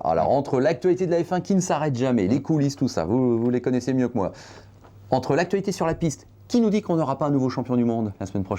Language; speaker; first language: French; native; French